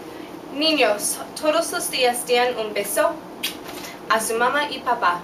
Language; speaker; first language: Spanish; non-native, learner; English